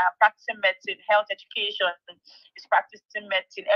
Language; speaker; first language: English; non-native, local second language; Igbo